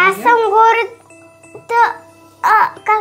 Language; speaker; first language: Bulgarian; early bilingual, heritage; Bulgarian